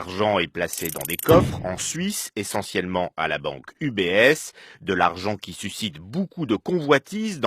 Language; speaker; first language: French; native; French